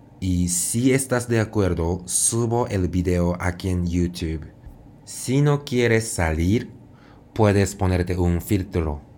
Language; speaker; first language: Spanish; non-native, fluent; Japanese